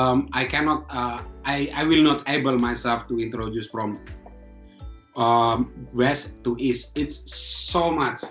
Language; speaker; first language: English; non-native, fluent; Indonesian